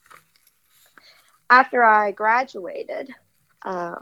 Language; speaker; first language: English; native; English